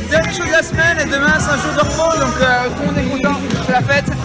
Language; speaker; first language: French; native; French